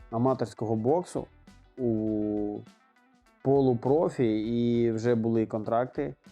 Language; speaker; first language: Ukrainian; non-native, local second language; Russian